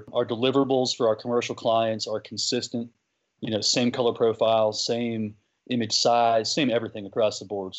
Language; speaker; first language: English; native; English